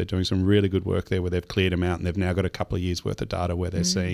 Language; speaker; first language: English; native; English